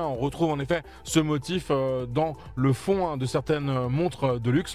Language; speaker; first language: French; native; French